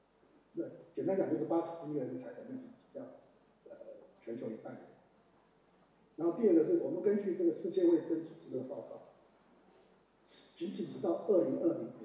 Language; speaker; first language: Chinese; native; Chinese